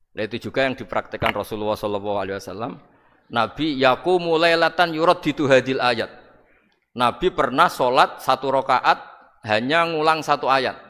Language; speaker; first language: Indonesian; non-native, local second language; Javanese